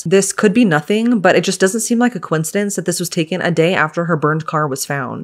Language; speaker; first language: English; native; English